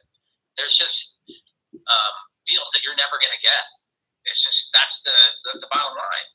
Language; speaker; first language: English; native; English